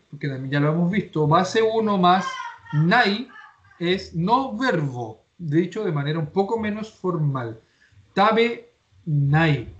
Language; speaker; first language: Spanish; native; Spanish